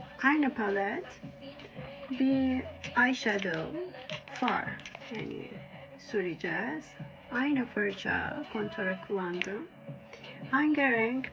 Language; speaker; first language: Turkish; non-native, learner; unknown